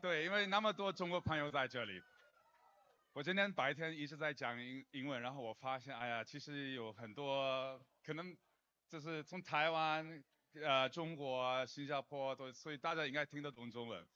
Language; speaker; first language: Chinese; non-native, fluent; English